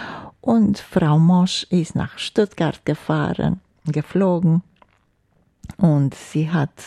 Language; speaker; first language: German; non-native, fluent; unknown